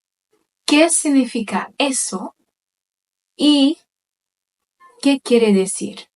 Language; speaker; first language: Spanish; non-native, fluent; Haitian Creole